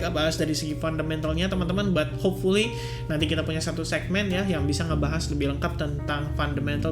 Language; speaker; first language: Indonesian; native; Indonesian